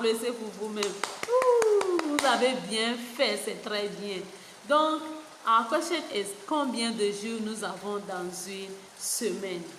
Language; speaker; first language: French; non-native, fluent; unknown